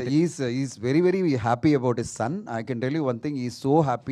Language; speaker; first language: Telugu; non-native, fluent; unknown